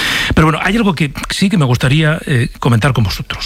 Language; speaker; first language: Spanish; native; Spanish